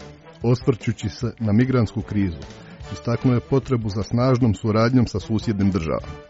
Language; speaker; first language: Croatian; native; Croatian